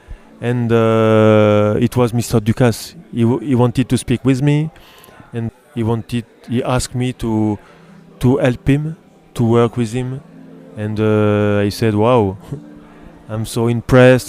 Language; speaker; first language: English; non-native, learner; French